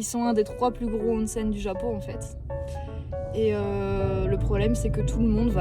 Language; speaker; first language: French; native; French